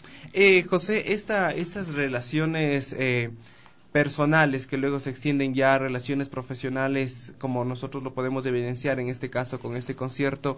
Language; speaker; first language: Spanish; native; Spanish